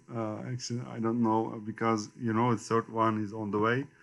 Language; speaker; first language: English; non-native, learner; Turkish